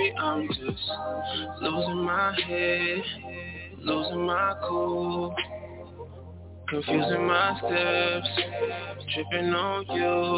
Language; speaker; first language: English; native; English